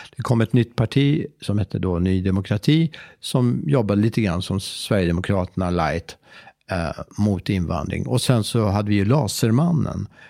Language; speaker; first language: Swedish; native; Swedish